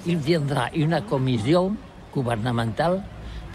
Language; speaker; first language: French; non-native, learner; Catalan